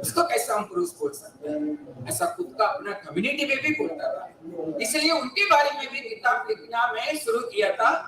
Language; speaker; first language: Hindi; non-native, local second language; Tamil